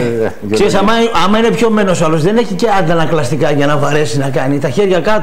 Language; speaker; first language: Greek; native; Greek